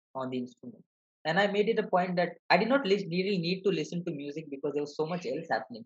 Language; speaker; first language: English; non-native, local second language; Malayalam